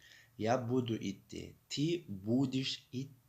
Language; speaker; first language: Russian; non-native, fluent; Tajik